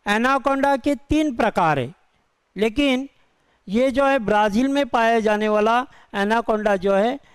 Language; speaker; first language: Hindi; non-native, local second language; Urdu